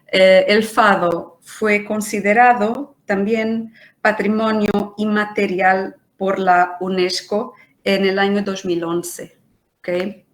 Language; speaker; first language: Spanish; non-native, fluent; Portuguese